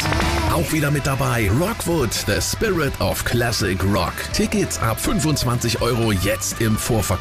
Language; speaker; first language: German; native; German